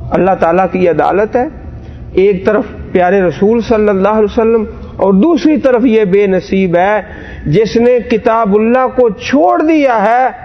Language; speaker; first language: Urdu; non-native, local second language; Punjabi